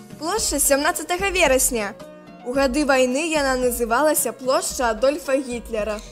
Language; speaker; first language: Belarusian; native; Belarusian